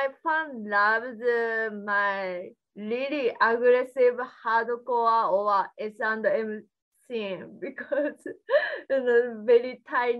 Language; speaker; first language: English; non-native, learner; Japanese